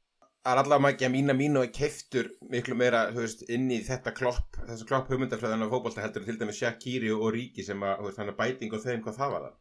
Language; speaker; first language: Icelandic; native; Icelandic